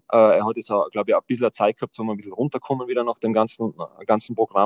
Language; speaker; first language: German; native; German